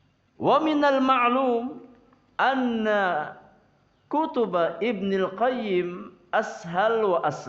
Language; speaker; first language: Arabic; non-native, fluent; Indonesian